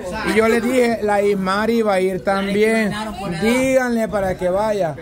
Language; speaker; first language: Spanish; native; Spanish